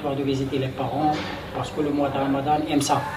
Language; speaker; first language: French; non-native, local second language; Arabic